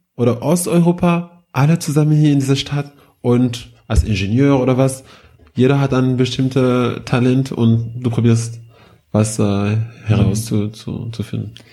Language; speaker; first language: German; non-native, fluent; French